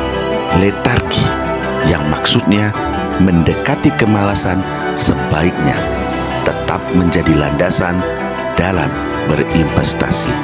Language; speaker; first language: Indonesian; native; Indonesian